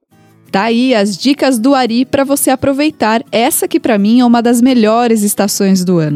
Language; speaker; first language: Portuguese; native; Portuguese